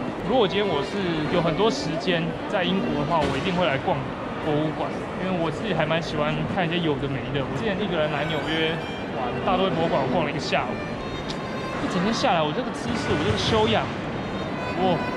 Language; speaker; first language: Chinese; native; Chinese